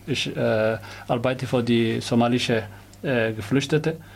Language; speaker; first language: German; non-native, learner; Somali